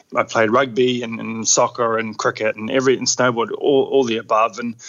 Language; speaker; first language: English; native; English